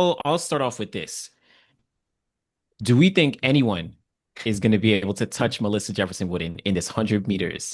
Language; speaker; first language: English; native; English